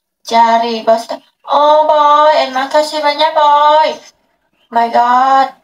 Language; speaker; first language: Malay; non-native, learner; Vietnamese